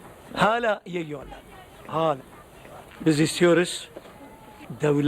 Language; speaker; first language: Turkish; non-native, local second language; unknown